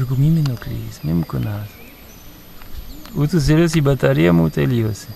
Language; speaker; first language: Greek; non-native, fluent; French